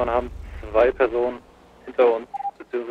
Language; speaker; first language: German; native; German